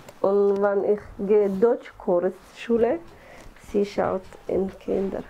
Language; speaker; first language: German; non-native, learner; Somali